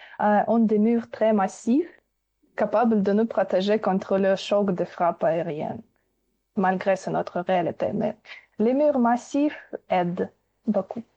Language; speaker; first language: French; non-native, fluent; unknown